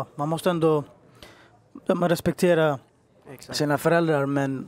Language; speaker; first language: Swedish; native; Swedish